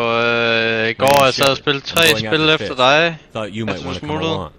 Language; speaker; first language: Danish; native; Danish